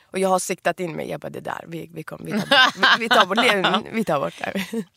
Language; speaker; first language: Swedish; early bilingual, other home language; Persian